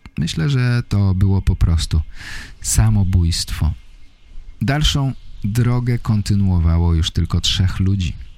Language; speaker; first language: Polish; native; Polish